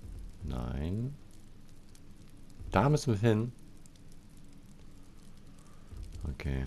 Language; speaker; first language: German; native; German